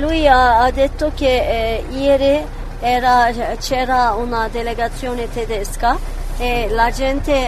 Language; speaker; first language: Italian; non-native, learner; Kurdish